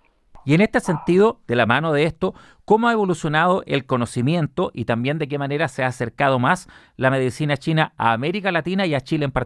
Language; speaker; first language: Spanish; native; Spanish